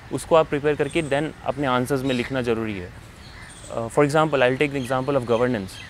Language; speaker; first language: Hindi; native; Hindi